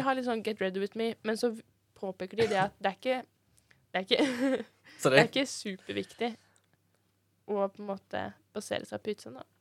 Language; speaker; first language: Norwegian; native; Norwegian